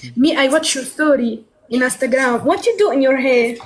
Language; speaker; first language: English; non-native, learner; Arabic